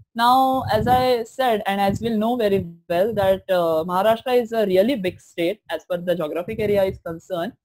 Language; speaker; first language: English; non-native, local second language; Marathi